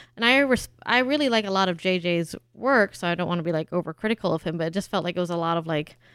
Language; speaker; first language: English; early bilingual, other home language; German